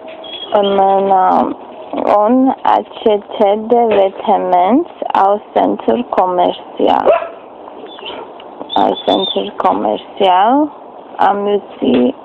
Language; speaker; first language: French; non-native, learner; English